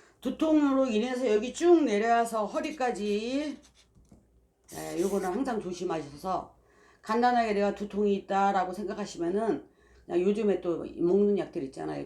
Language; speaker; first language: Korean; native; Korean